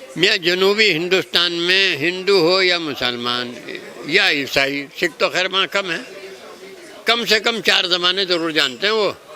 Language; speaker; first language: Urdu; native; Urdu